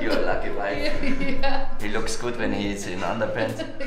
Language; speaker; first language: English; non-native, learner; German